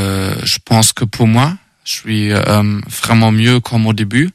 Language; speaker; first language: French; non-native, learner; German